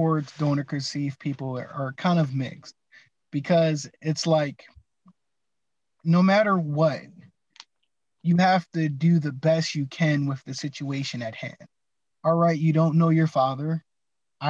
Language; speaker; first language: English; native; English